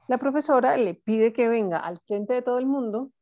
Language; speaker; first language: Spanish; native; Spanish